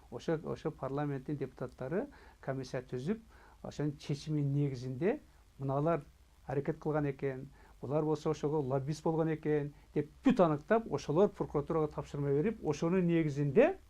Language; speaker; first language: Kyrgyz; native; Kyrgyz